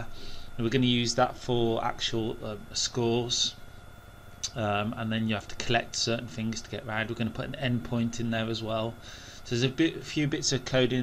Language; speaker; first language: English; native; English